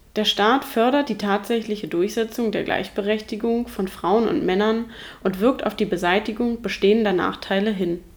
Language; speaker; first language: German; native; German